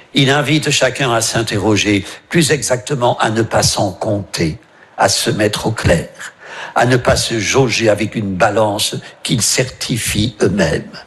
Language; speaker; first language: French; native; French